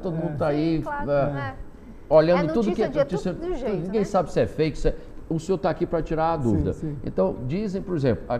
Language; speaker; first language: Portuguese; native; Portuguese